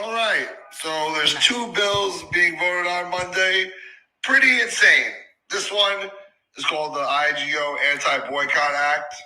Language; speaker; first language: English; native; English